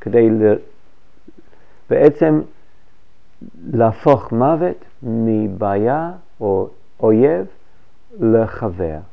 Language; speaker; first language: Hebrew; non-native, fluent; English